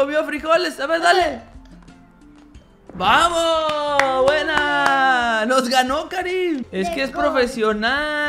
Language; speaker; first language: Spanish; native; Spanish